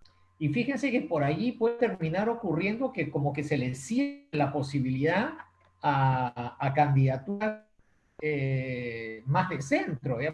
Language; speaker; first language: Spanish; native; Spanish